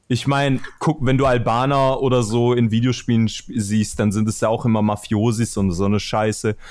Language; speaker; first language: German; early bilingual, other home language; Albanian